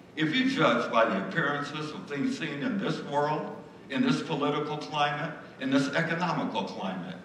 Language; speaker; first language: English; native; English